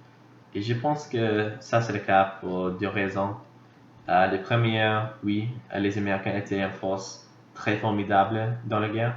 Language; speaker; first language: French; non-native, fluent; English